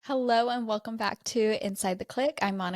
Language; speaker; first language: English; native; English